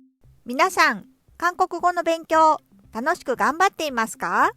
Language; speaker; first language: Japanese; non-native, fluent; Korean